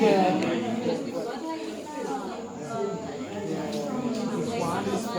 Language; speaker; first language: English; non-native, learner; Indonesian